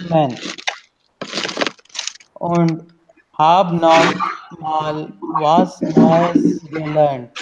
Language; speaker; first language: German; non-native, learner; Hindi